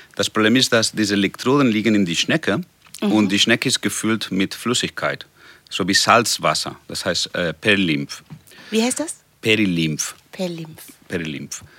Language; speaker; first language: German; non-native, fluent; Spanish